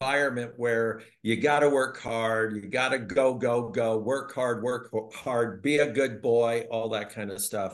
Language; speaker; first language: English; native; English